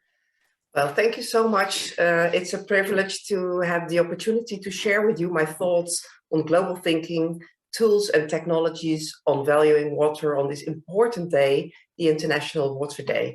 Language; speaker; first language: English; non-native, fluent; Dutch